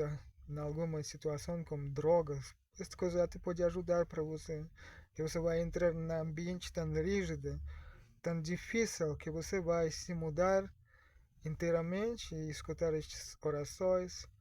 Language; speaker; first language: Portuguese; non-native, learner; Russian